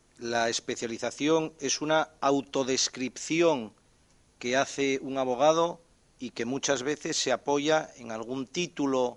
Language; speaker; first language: Spanish; native; Spanish